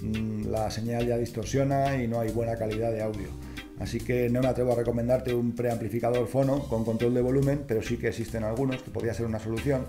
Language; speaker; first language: Spanish; native; Spanish